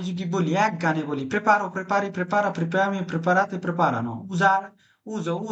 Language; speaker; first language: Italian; non-native, fluent; Bangla